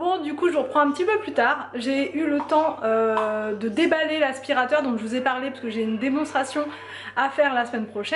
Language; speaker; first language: French; native; French